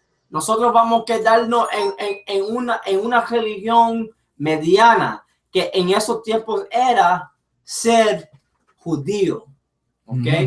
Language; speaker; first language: Spanish; early bilingual, heritage; English